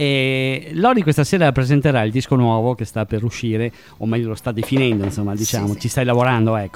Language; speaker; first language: Italian; native; Italian